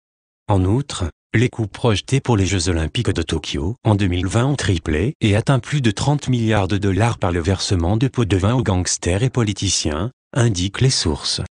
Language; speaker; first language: French; native; French